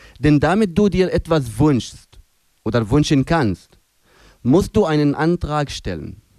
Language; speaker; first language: German; non-native, fluent; Arabic